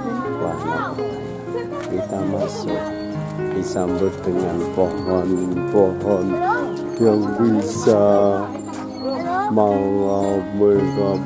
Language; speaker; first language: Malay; non-native, local second language; Javanese